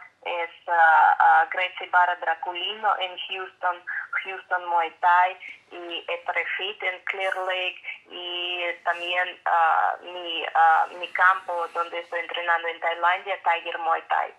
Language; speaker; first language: Spanish; non-native, fluent; Russian